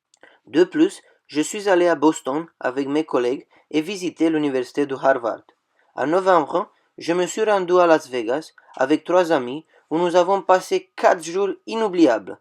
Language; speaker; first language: French; non-native, fluent; Romanian